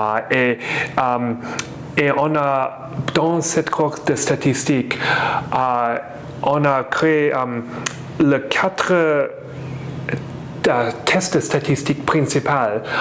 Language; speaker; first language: French; non-native, learner; English